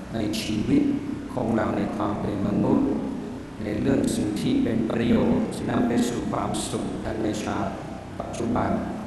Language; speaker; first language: Thai; non-native, fluent; English